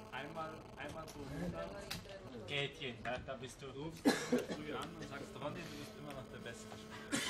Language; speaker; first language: German; native; German